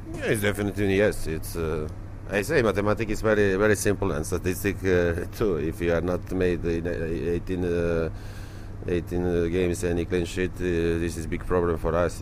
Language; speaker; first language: English; non-native, learner; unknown